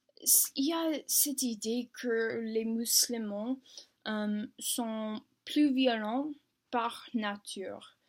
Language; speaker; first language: French; non-native, learner; English